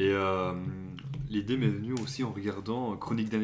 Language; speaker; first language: French; native; French